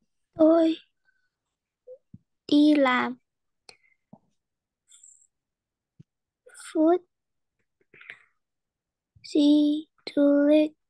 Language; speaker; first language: Vietnamese; early bilingual, heritage; Vietnamese